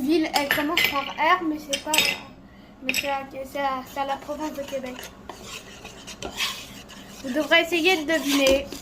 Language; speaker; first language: French; native; French